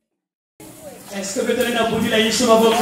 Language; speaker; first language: French; non-native, local second language; Lingala